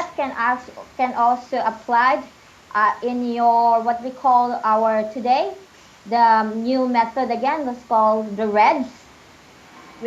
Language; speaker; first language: English; non-native, fluent; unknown